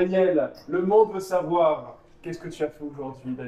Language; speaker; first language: French; native; French